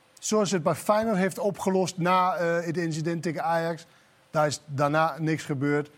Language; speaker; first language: Dutch; non-native, fluent; Danish